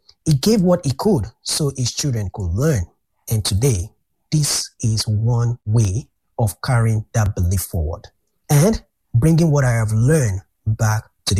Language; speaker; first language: English; non-native, local second language; Yoruba